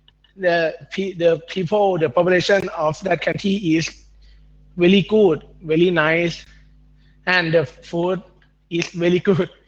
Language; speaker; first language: English; non-native, learner; Thai